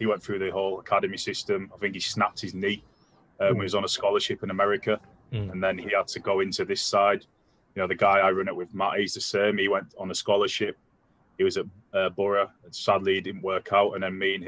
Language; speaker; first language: English; native; English